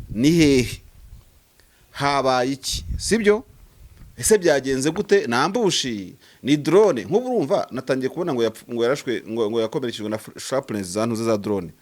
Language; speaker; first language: Kinyarwanda; native; Kinyarwanda